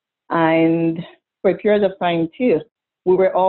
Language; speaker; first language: English; non-native, local second language; Igbo